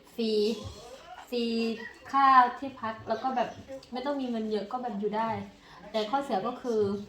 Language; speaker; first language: Thai; native; Thai